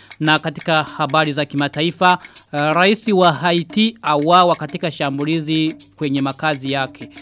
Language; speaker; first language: Swahili; non-native, local second language; Rundi